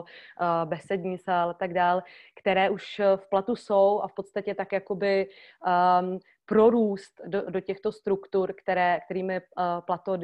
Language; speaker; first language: Czech; native; Czech